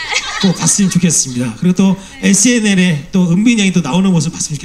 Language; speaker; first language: Korean; native; Korean